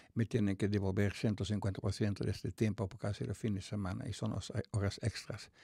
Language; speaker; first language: Spanish; non-native, fluent; Dutch